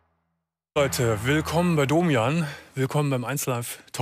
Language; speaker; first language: German; native; German